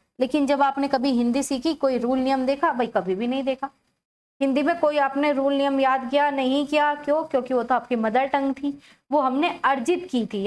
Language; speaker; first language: Hindi; native; Hindi